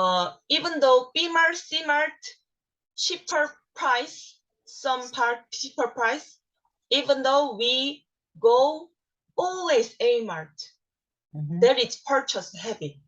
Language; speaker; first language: English; non-native, learner; Korean